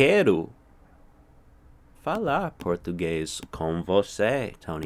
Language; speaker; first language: Portuguese; non-native, fluent; English